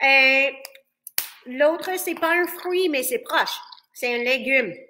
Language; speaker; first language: French; non-native, fluent; English